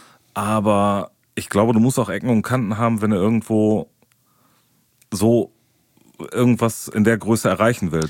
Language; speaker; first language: German; native; German